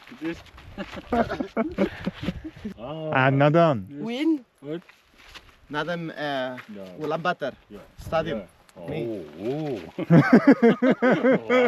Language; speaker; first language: English; non-native, learner; Korean